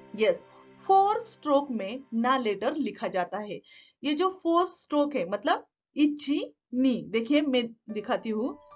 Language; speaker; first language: Hindi; non-native, local second language; Marathi